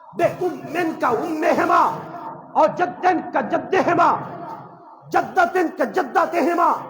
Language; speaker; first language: Urdu; non-native, local second language; Punjabi